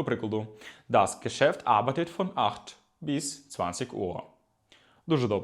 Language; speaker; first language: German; non-native, fluent; Ukrainian